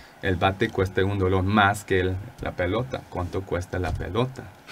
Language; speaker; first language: Spanish; non-native, fluent; English